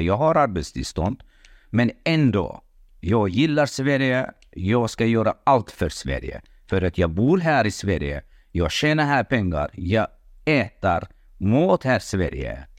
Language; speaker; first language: Swedish; non-native, learner; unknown